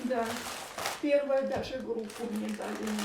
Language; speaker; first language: Russian; native; Russian